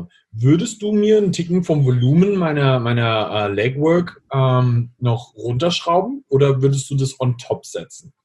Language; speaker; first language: German; native; German